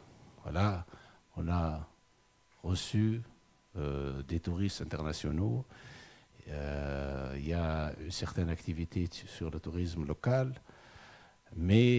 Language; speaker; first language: French; non-native, local second language; Arabic